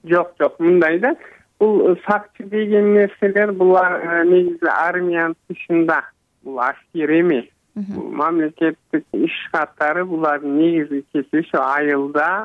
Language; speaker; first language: Kyrgyz; early bilingual, heritage; Kyrgyz